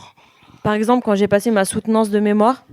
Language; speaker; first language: French; native; French